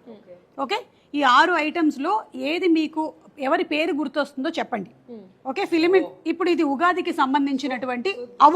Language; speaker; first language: Telugu; native; Telugu